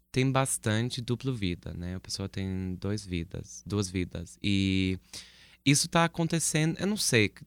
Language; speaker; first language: Portuguese; non-native, fluent; English